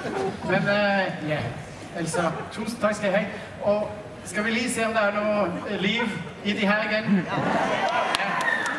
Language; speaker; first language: Danish; native; Danish